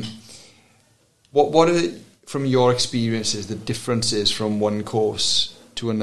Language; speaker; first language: English; native; English